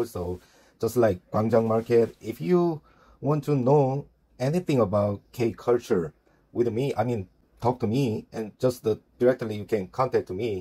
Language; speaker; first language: English; non-native, learner; Korean